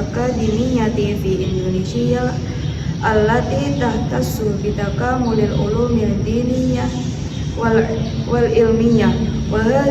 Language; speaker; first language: Arabic; non-native, learner; Indonesian